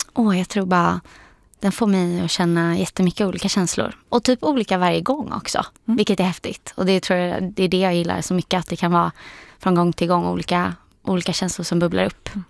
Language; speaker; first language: Swedish; native; Swedish